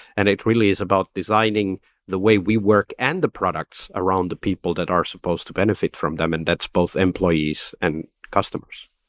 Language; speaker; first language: English; non-native, fluent; Portuguese